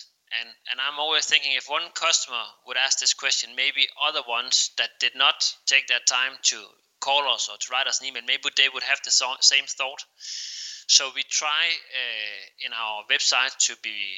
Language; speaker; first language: English; non-native, fluent; Danish